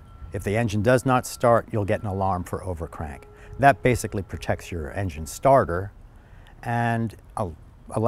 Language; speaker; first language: English; native; English